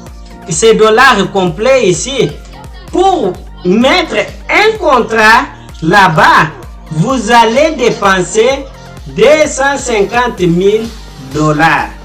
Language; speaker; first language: French; non-native, fluent; Portuguese